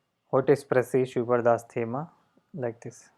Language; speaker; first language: German; non-native, fluent; Hindi